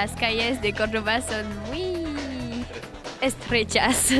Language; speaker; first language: Spanish; non-native, learner; French